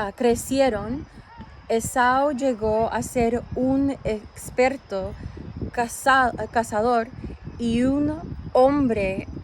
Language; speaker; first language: Spanish; early bilingual, other home language; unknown